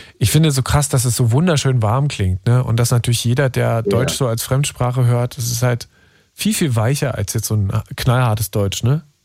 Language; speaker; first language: German; native; German